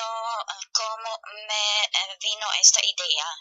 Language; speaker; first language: Spanish; non-native, fluent; German